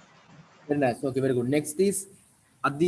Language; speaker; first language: English; non-native, local second language; Sinhala